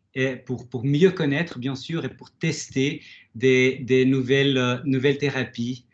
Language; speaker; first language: French; non-native, fluent; Portuguese